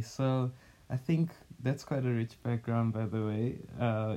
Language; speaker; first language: English; non-native, local second language; North Ndebele